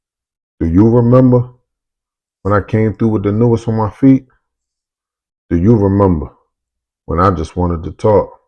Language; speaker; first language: English; native; English